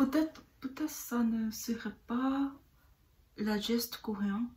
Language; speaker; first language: French; non-native, learner; Korean